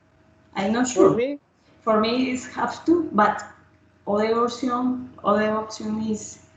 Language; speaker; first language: English; non-native, learner; Spanish